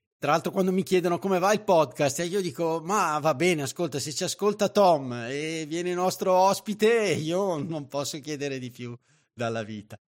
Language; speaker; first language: Italian; native; Italian